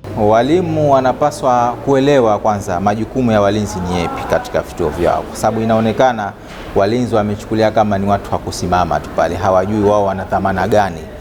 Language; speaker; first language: Swahili; native; Swahili